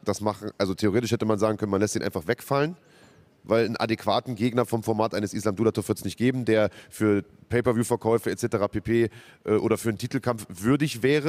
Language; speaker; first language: German; native; German